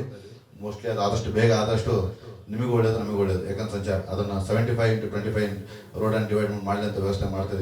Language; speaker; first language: Kannada; native; Kannada